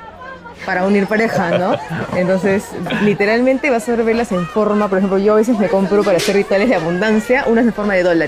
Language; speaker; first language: Spanish; native; Spanish